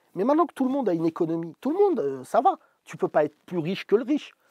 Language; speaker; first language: French; native; French